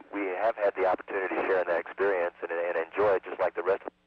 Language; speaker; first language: English; native; English